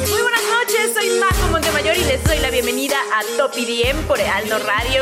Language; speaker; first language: Spanish; native; Spanish